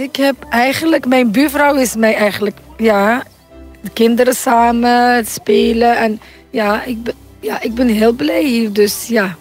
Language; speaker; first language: Dutch; non-native, learner; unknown